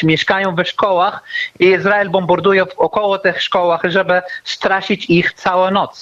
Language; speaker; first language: Polish; non-native, fluent; Arabic